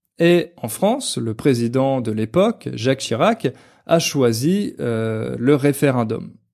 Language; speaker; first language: French; native; French